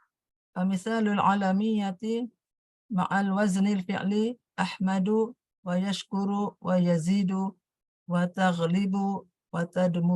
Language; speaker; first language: Arabic; non-native, learner; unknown